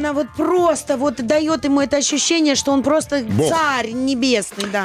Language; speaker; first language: Russian; native; Russian